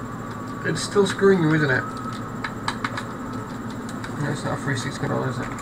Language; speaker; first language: English; native; English